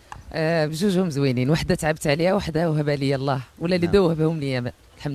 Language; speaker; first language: Arabic; native; Arabic